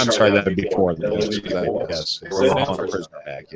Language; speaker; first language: English; native; English